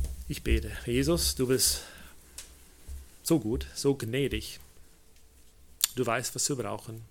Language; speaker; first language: German; non-native, fluent; English